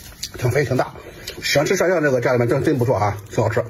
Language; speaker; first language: Chinese; native; Chinese